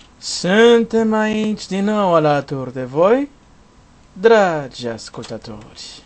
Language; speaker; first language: Romanian; non-native, learner; Portuguese